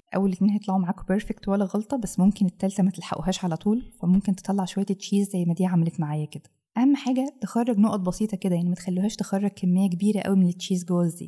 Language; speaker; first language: Arabic; native; Arabic